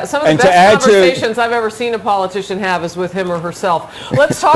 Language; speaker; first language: English; native; English